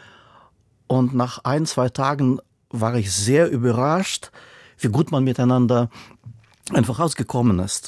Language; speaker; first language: German; non-native, fluent; Russian